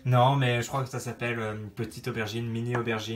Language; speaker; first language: French; native; French